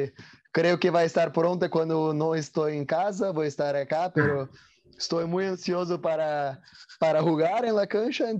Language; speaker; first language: Spanish; non-native, learner; Portuguese